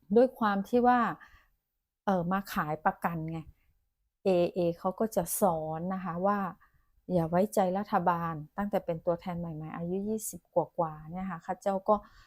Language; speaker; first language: Thai; non-native, local second language; Chinese